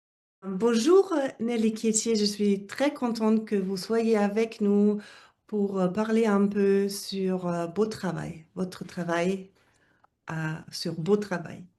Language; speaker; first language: French; non-native, fluent; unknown